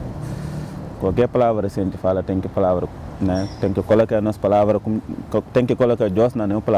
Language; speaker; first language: Portuguese; non-native, learner; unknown